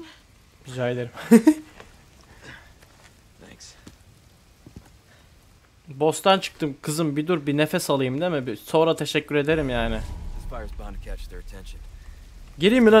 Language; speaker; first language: Turkish; native; Turkish